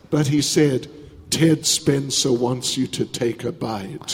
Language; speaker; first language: English; native; English